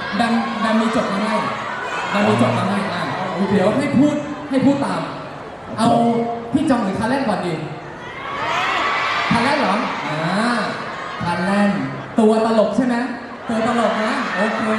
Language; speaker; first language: Thai; native; Thai